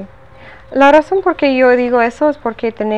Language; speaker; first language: Spanish; non-native, learner; English